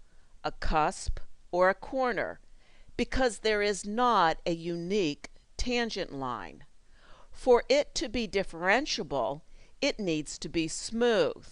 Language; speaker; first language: English; native; English